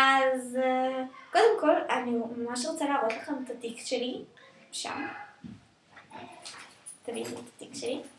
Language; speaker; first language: Hebrew; native; Hebrew